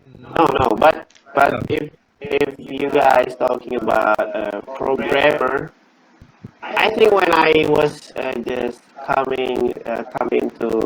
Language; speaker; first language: English; non-native, learner; Indonesian